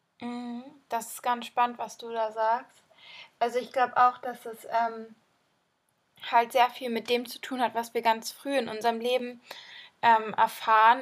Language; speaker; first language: German; native; German